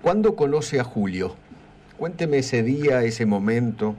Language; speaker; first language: Spanish; native; Spanish